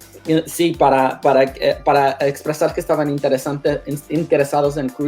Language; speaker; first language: Spanish; early bilingual, heritage; Spanish